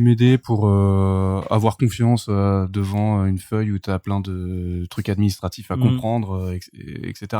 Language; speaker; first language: French; native; French